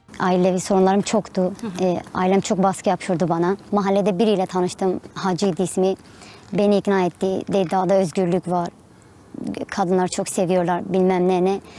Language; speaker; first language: Turkish; non-native, local second language; Kurdish